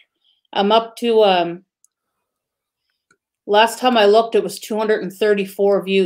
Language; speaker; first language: English; native; English